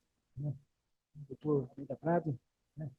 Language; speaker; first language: Portuguese; native; Portuguese